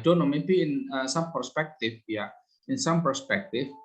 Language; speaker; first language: English; non-native, fluent; Indonesian